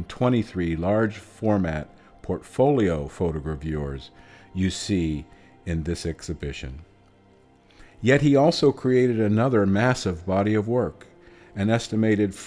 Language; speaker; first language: English; native; English